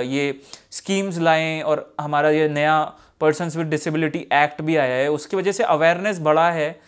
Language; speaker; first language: Hindi; native; Hindi